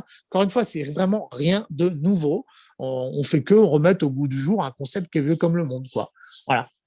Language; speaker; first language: French; native; French